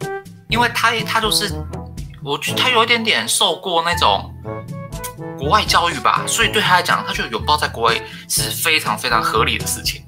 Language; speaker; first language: Chinese; native; Chinese